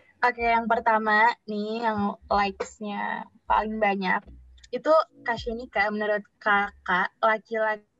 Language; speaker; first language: Indonesian; native; Indonesian